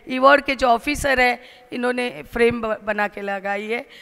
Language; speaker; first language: Hindi; non-native, local second language; Marathi